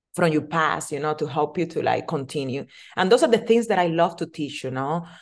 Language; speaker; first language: English; non-native, fluent; Spanish